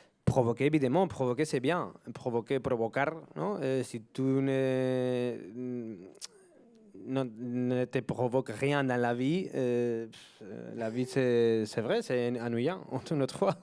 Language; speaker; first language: French; non-native, fluent; Spanish